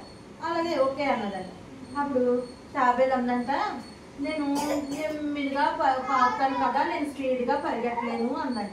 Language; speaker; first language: Telugu; native; Telugu